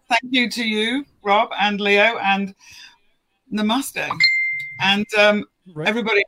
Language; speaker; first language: English; native; English